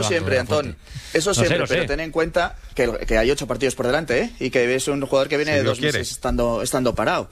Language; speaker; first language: Spanish; native; Spanish